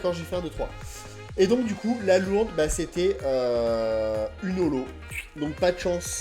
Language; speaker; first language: French; native; French